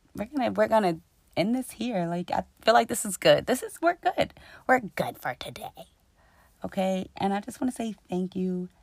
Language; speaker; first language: English; native; English